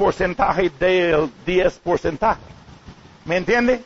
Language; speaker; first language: Spanish; non-native, learner; English